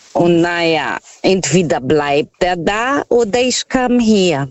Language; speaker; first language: German; non-native, fluent; Portuguese